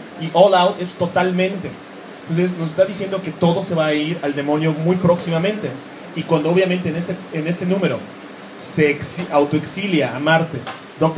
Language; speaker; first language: Spanish; native; Spanish